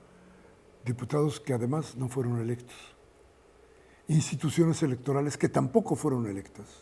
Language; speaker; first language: Spanish; native; Spanish